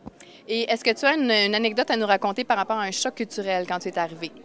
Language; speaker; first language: French; native; French